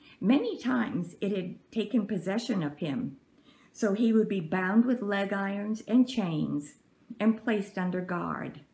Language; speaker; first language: English; native; English